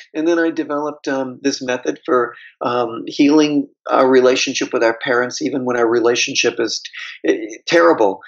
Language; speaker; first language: English; native; English